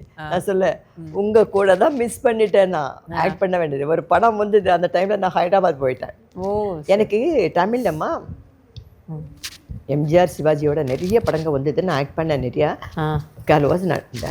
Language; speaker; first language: Tamil; non-native, local second language; Telugu